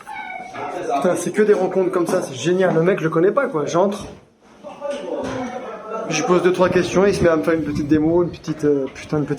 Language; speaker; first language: French; native; French